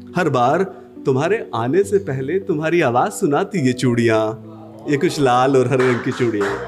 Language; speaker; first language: Hindi; native; Hindi